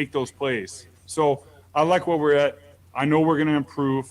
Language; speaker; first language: English; native; English